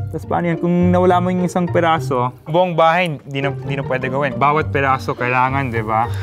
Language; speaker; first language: English; non-native, local second language; Filipino